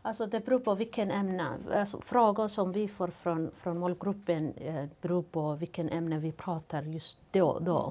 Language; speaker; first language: Swedish; non-native, fluent; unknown